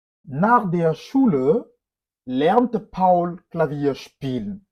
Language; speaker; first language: German; non-native, fluent; French